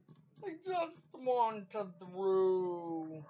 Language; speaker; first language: English; native; English